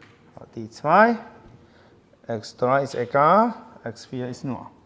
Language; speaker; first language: German; non-native, fluent; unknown